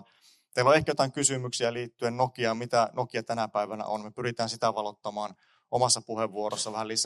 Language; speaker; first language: Finnish; native; Finnish